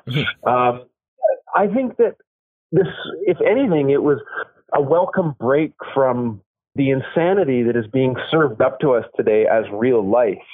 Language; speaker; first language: English; native; English